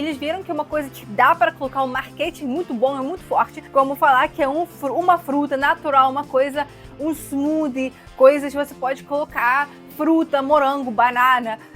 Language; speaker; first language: Portuguese; non-native, fluent; Russian